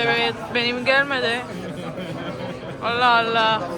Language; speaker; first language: Turkish; non-native, learner; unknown